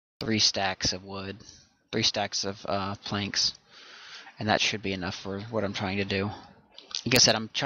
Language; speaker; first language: English; native; English